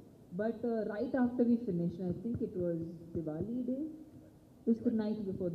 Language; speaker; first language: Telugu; non-native, local second language; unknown